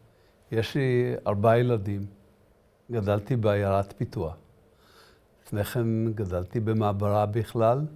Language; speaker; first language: Hebrew; early bilingual, other home language; Arabic